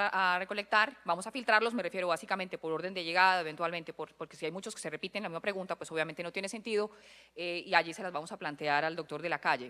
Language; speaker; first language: Spanish; native; Spanish